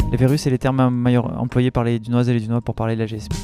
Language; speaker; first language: French; native; French